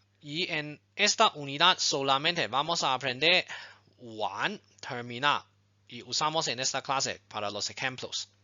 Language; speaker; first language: Spanish; non-native, fluent; Chinese